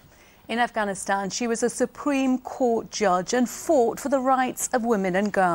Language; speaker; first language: English; native; English